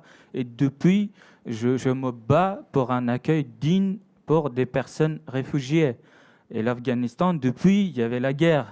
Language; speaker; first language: French; non-native, fluent; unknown